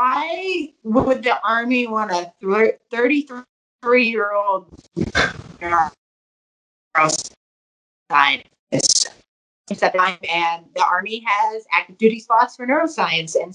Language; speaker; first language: English; native; English